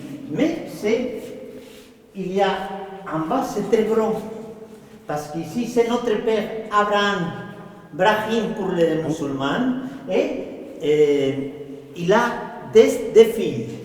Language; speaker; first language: French; non-native, fluent; Spanish